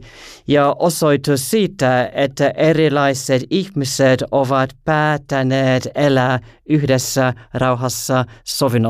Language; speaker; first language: Finnish; non-native, learner; English